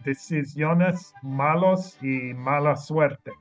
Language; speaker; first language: Spanish; non-native, learner; English